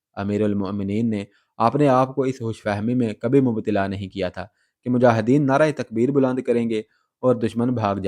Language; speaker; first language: Urdu; native; Urdu